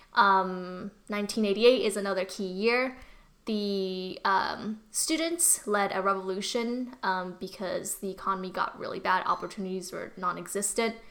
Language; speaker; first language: English; early bilingual, other home language; Burmese